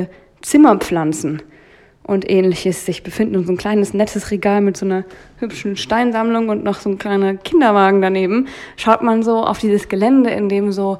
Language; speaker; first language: German; native; German